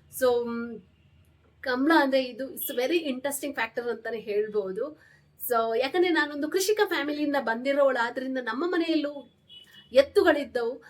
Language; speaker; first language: Kannada; non-native, local second language; Tulu